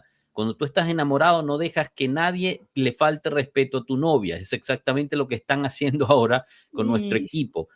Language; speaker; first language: Spanish; native; Spanish